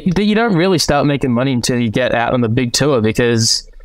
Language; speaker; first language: English; native; English